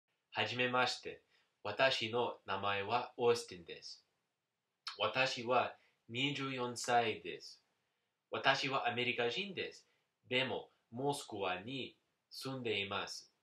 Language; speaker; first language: Japanese; non-native, learner; English